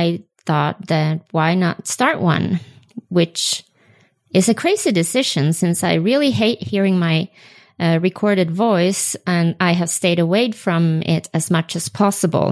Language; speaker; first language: English; non-native, fluent; Swedish